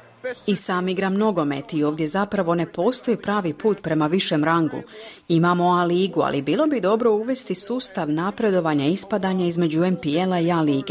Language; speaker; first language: Croatian; native; Croatian